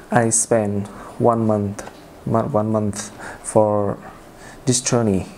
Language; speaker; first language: English; non-native, learner; Vietnamese